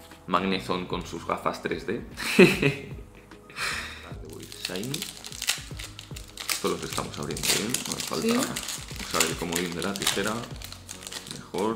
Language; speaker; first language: Spanish; native; Spanish